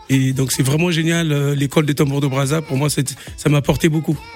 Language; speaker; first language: French; non-native, local second language; Lingala